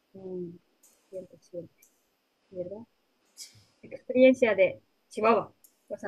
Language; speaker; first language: Spanish; non-native, learner; Japanese